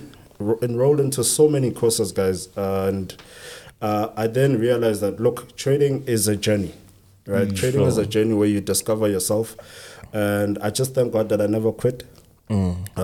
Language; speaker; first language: English; non-native, local second language; Southern Sotho